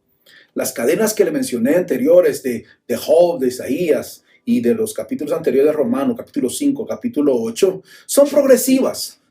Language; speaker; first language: Spanish; native; Spanish